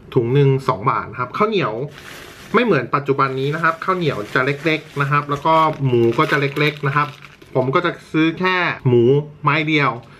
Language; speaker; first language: Thai; native; Thai